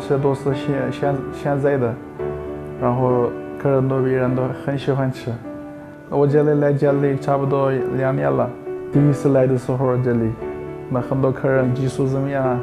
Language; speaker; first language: Chinese; non-native, local second language; Uyghur